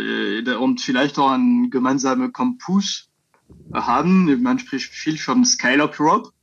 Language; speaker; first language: German; non-native, learner; French